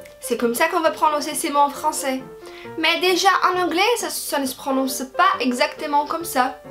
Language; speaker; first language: French; non-native, fluent; Portuguese